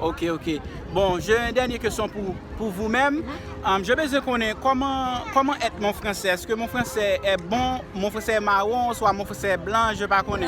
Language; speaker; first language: French; non-native, learner; Haitian Creole